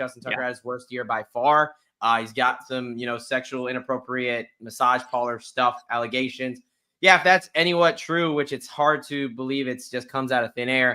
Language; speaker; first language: English; native; English